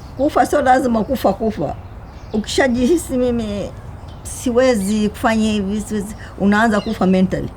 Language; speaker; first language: Swahili; native; Swahili